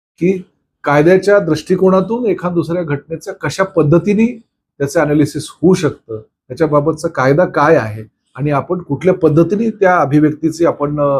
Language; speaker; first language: Marathi; native; Marathi